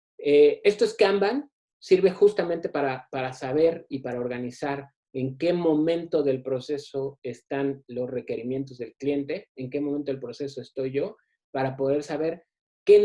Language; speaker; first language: Spanish; native; Spanish